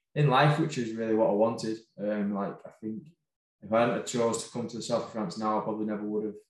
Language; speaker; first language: English; native; English